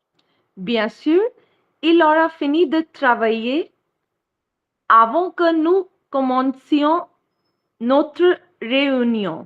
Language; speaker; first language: French; non-native, learner; Hindi